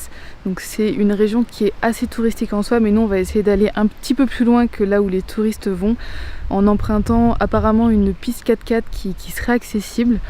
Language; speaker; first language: French; native; French